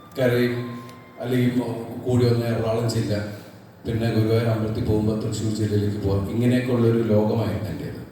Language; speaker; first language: Malayalam; native; Malayalam